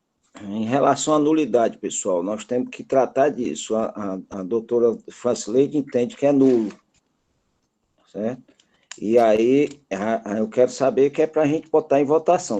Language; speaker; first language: Portuguese; native; Portuguese